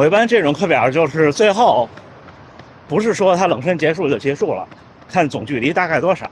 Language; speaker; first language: Chinese; native; Chinese